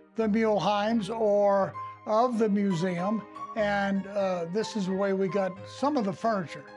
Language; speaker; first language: English; native; English